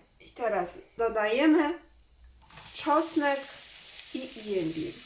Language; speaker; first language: Polish; non-native, learner; Chinese